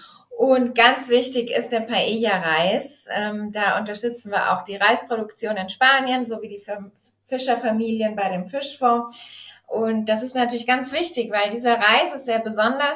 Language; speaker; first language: German; native; German